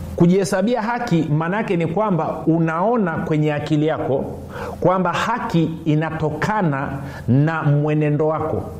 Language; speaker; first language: Swahili; native; Swahili